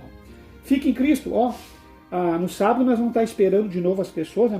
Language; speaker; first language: Portuguese; native; Portuguese